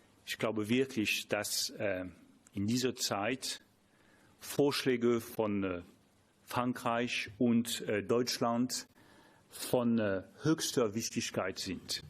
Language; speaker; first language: German; non-native, fluent; French